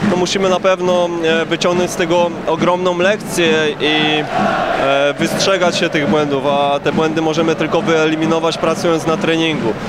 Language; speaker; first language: Polish; native; Polish